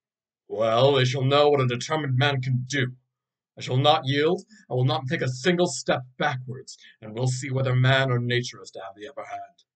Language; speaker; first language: English; native; English